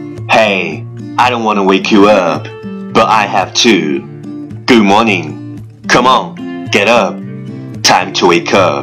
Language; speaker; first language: English; non-native, fluent; Chinese